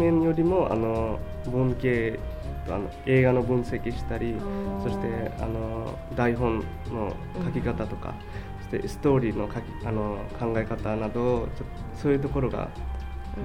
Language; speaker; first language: Japanese; non-native, fluent; Bangla